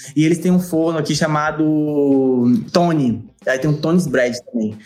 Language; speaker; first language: Portuguese; native; Portuguese